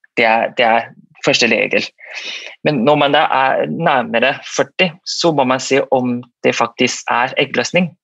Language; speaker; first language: Norwegian; non-native, fluent; Malay